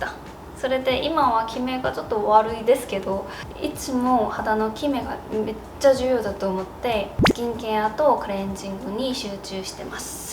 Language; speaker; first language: Japanese; non-native, learner; Korean